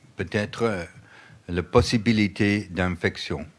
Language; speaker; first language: French; non-native, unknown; English